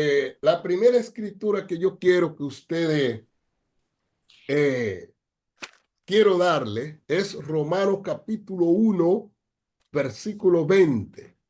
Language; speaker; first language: Spanish; non-native, fluent; English